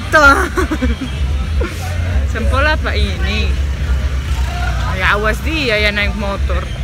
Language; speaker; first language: Indonesian; non-native, fluent; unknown